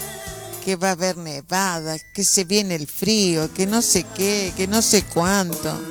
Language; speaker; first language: Spanish; native; Spanish